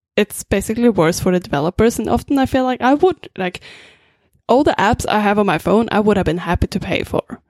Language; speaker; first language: English; non-native, fluent; Swedish